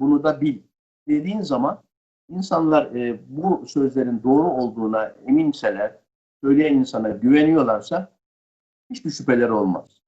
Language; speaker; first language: Turkish; native; Turkish